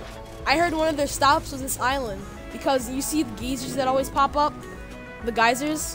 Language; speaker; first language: English; native; English